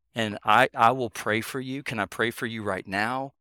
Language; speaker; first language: English; native; English